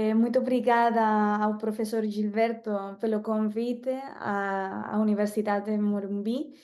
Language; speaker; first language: Portuguese; non-native, learner; Spanish